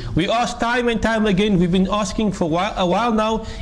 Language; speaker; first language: English; native; English